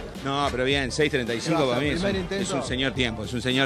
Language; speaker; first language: Spanish; native; Spanish